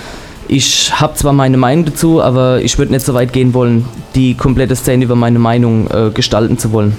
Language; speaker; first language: German; native; German